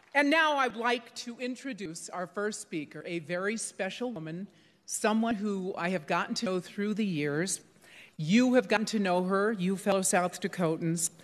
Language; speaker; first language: English; native; English